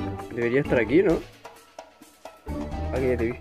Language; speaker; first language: Spanish; native; Spanish